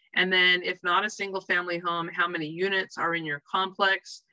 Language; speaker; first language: English; native; English